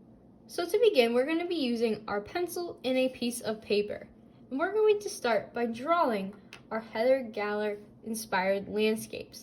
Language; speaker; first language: English; native; English